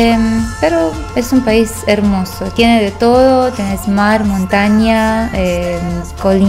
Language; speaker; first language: Spanish; non-native, fluent; Romanian